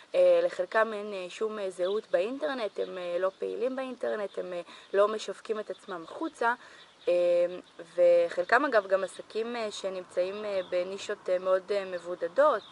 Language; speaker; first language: Hebrew; native; Hebrew